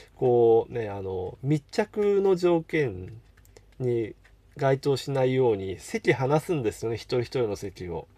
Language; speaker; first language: Japanese; native; Japanese